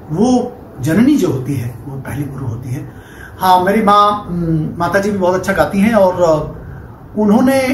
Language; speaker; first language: Hindi; non-native, local second language; Bangla